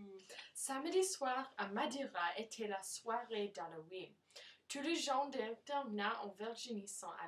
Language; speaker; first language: French; non-native, learner; English